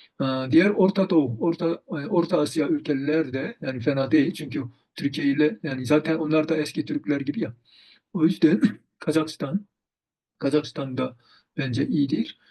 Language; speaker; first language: Turkish; non-native, fluent; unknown